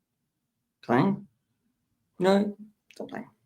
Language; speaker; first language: English; native; English